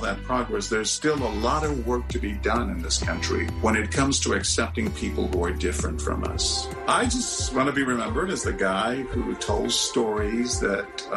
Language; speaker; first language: English; early bilingual, other home language; Spanish